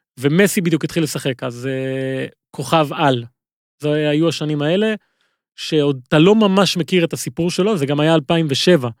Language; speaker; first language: Hebrew; native; Hebrew